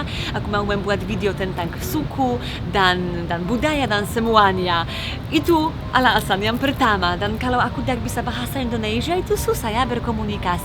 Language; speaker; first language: Indonesian; non-native, fluent; Polish